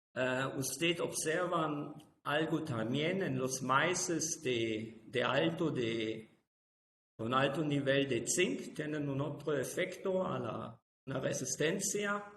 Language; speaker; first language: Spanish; non-native, fluent; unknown